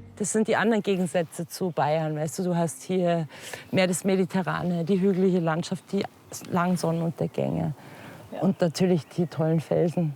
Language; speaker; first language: German; native; German